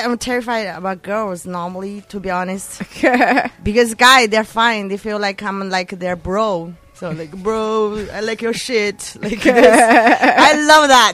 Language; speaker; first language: English; non-native, learner; Chinese